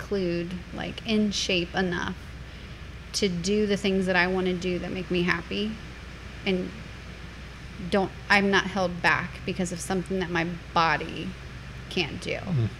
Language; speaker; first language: English; native; English